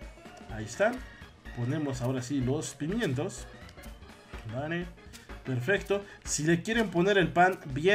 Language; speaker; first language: Spanish; native; Spanish